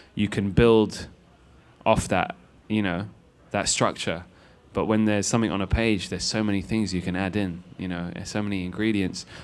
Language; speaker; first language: English; native; English